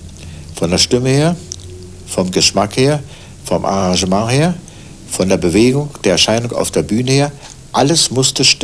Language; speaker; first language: German; native; German